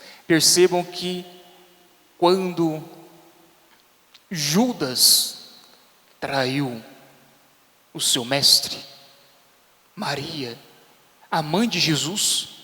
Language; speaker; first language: Portuguese; native; Portuguese